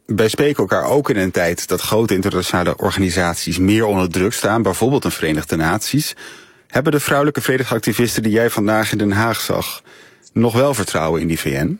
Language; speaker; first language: Dutch; native; Dutch